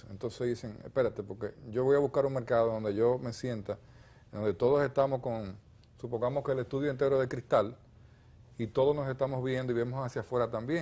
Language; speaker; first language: Spanish; native; Spanish